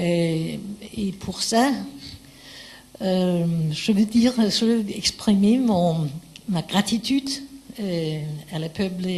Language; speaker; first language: French; non-native, fluent; Danish